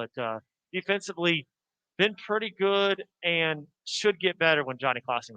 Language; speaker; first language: English; native; English